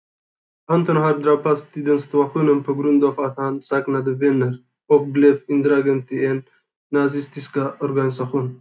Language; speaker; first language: Swedish; non-native, learner; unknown